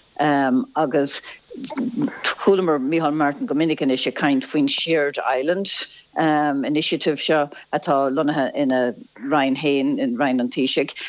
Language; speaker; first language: Irish; non-native, local second language; English